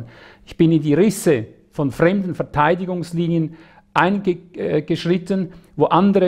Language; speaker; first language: German; native; German